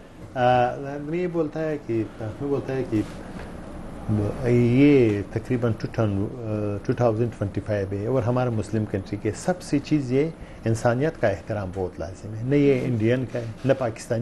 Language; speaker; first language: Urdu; non-native, learner; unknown